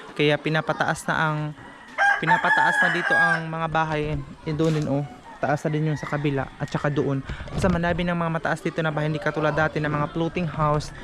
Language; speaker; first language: Filipino; non-native, local second language; Cebuano